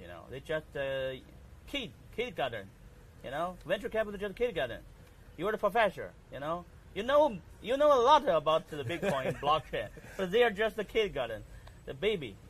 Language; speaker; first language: English; non-native, learner; Chinese